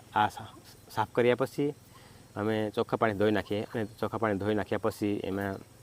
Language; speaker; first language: Gujarati; non-native, local second language; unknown